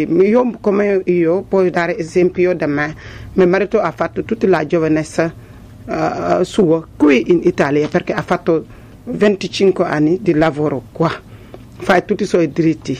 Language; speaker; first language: Italian; non-native, learner; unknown